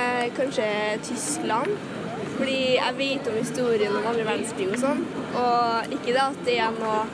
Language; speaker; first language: Norwegian; non-native, fluent; Spanish